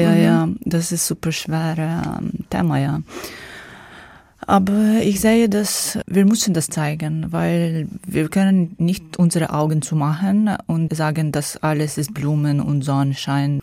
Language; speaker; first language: German; non-native, learner; Ukrainian